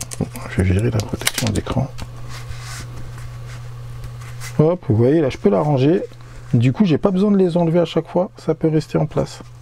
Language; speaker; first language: French; native; French